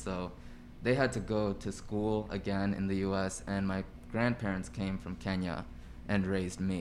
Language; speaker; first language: English; native; English